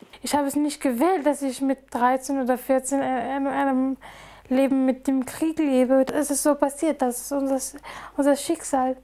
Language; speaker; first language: German; non-native, fluent; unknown